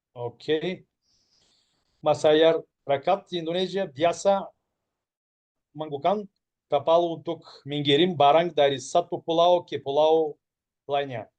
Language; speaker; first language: Indonesian; non-native, learner; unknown